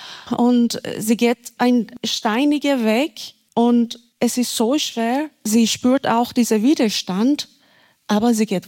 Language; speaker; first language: German; non-native, fluent; Persian